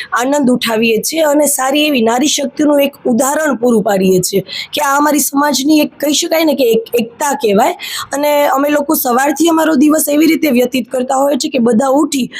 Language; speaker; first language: Gujarati; non-native, local second language; Sindhi